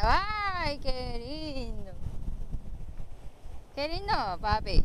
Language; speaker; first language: Spanish; non-native, learner; Japanese